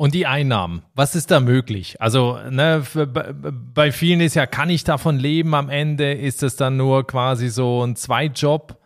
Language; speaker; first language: German; native; German